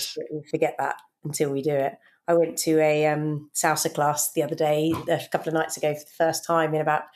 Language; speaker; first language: English; native; English